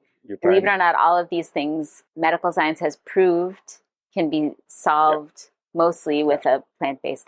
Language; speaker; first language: English; non-native, fluent; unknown